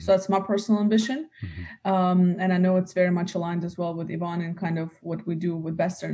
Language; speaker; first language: English; native; English